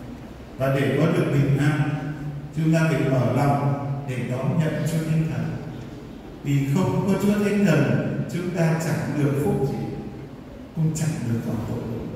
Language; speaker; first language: Vietnamese; native; Vietnamese